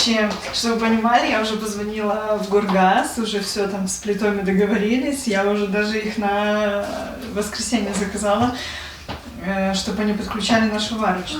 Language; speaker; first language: Russian; native; Russian